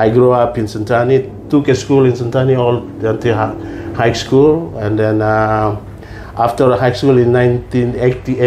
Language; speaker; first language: English; non-native, learner; Indonesian